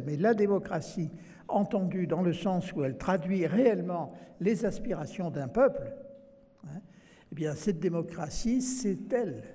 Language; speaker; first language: French; native; French